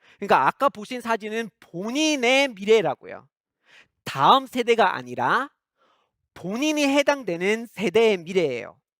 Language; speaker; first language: Korean; non-native, fluent; English